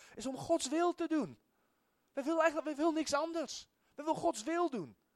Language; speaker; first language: Dutch; non-native, fluent; Afrikaans